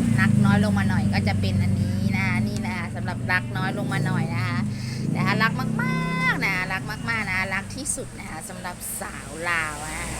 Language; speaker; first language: Thai; non-native, local second language; Lao